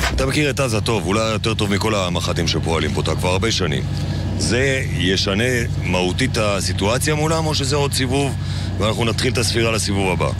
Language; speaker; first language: Hebrew; native; Hebrew